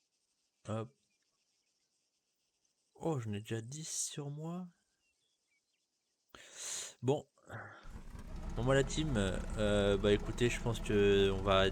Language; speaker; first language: French; native; French